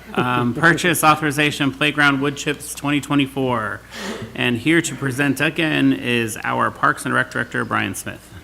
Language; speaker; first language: English; native; English